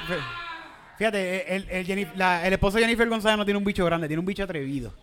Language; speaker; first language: Spanish; native; Spanish